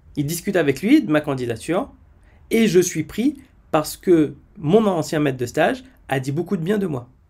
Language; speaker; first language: French; native; French